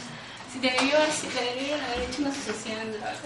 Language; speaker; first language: Spanish; native; Spanish